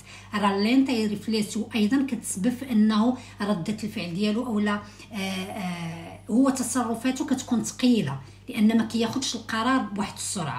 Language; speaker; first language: Arabic; native; Arabic